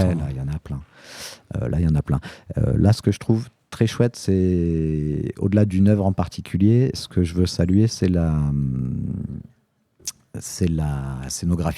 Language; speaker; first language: French; native; French